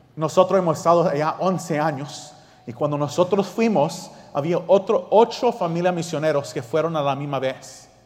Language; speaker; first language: Spanish; early bilingual, heritage; English